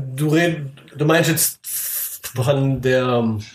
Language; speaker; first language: German; native; German